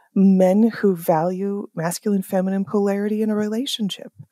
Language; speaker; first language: English; native; English